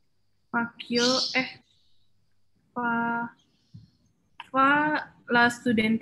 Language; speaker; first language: Italian; non-native, learner; Indonesian